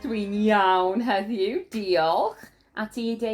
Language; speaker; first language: Welsh; non-native, learner; English